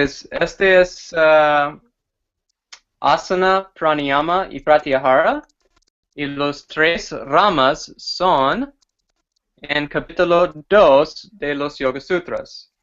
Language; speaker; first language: Spanish; non-native, fluent; English